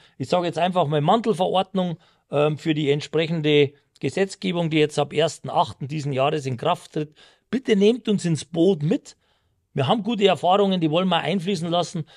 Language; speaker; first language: German; native; German